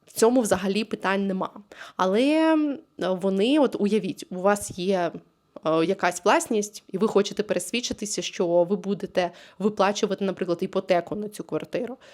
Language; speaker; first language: Ukrainian; native; Ukrainian